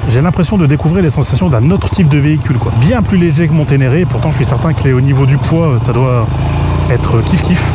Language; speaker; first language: French; native; French